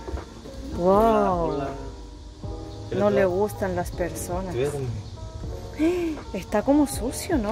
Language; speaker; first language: Spanish; native; Spanish